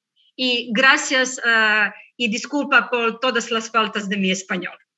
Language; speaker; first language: Spanish; non-native, learner; Croatian